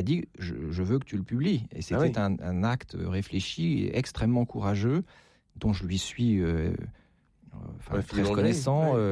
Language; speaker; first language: French; native; French